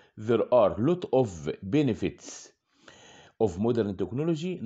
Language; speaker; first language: English; non-native, fluent; Arabic